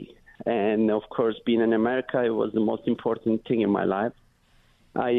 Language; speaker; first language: English; non-native, fluent; Turkish